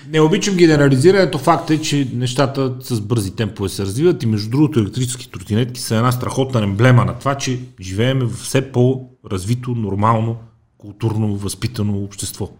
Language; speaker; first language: Bulgarian; native; Bulgarian